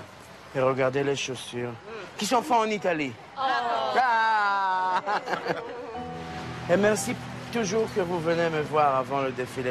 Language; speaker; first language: French; non-native, fluent; Hebrew